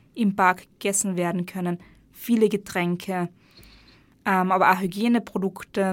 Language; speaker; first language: German; native; German